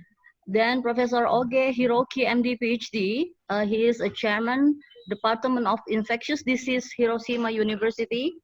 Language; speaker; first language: English; non-native, fluent; Indonesian